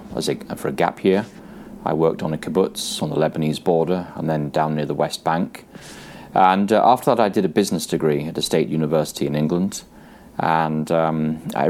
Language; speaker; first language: English; native; English